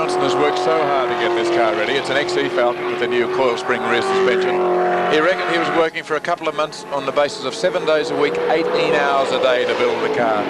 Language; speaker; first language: English; native; English